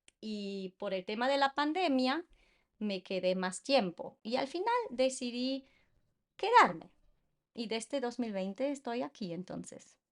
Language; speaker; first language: Spanish; non-native, fluent; German